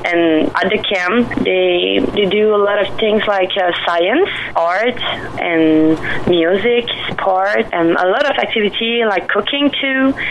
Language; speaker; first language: English; non-native, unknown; French